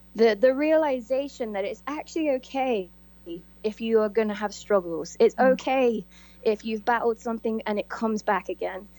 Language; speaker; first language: English; native; English